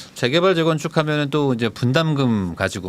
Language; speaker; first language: Korean; native; Korean